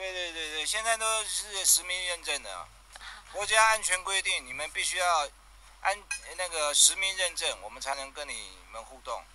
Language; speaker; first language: Chinese; native; Chinese